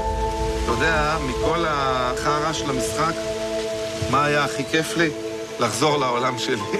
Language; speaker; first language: Hebrew; native; Hebrew